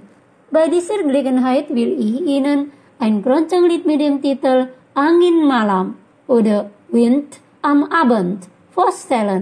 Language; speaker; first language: German; non-native, fluent; Indonesian